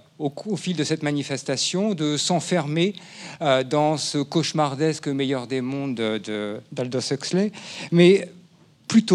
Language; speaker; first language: French; native; French